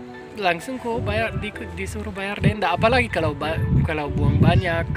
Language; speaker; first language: Indonesian; non-native, fluent; German